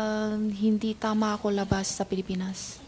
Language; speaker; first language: Filipino; non-native, learner; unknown